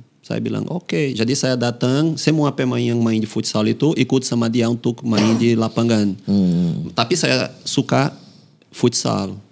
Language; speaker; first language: Indonesian; non-native, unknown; Portuguese